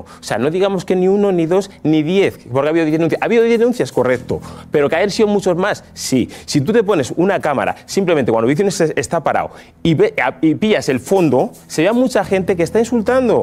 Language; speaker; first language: Spanish; native; Spanish